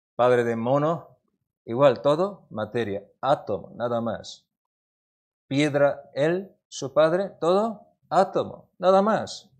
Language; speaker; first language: Spanish; non-native, learner; Korean